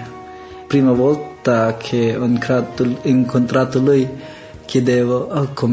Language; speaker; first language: Italian; non-native, learner; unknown